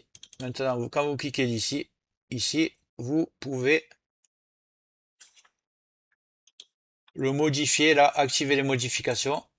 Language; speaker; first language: French; native; French